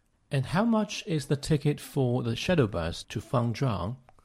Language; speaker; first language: English; non-native, fluent; Chinese